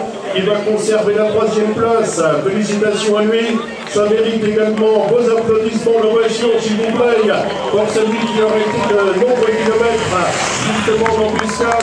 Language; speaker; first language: French; native; French